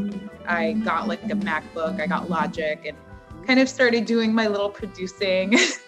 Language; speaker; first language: English; native; English